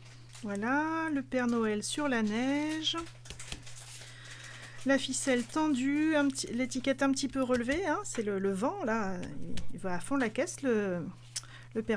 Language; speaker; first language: French; native; French